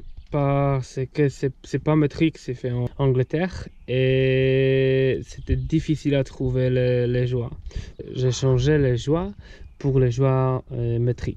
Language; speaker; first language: French; non-native, fluent; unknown